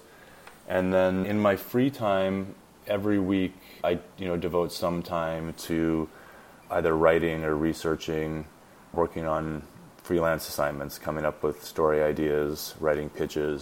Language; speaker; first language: English; native; English